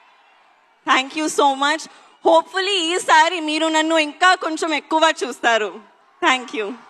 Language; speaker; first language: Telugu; non-native, learner; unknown